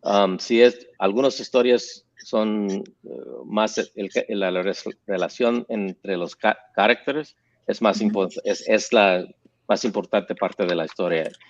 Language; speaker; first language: Spanish; early bilingual, heritage; English